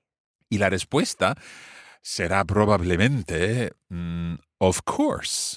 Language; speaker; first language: Spanish; non-native, fluent; English